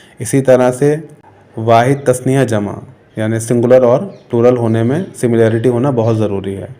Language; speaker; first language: Urdu; native; Urdu